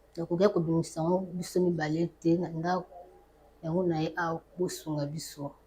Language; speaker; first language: Lingala; native; Lingala